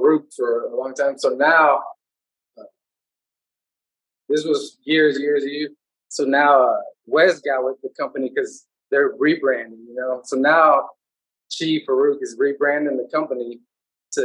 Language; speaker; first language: English; native; English